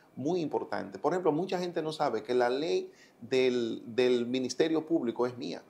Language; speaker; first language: Spanish; native; Spanish